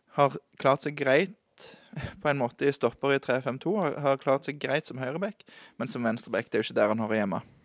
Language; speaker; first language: Norwegian; native; Norwegian